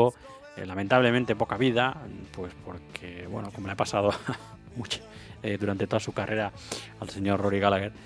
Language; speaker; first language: Spanish; native; Spanish